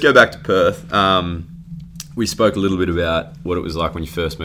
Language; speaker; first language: English; native; English